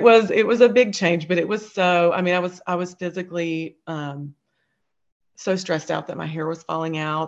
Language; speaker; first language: English; native; English